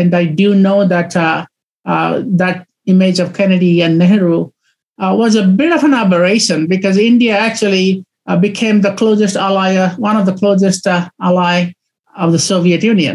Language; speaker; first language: English; non-native, local second language; Odia